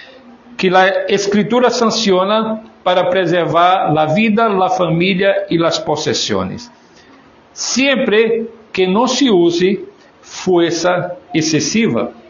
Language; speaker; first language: Spanish; non-native, learner; Portuguese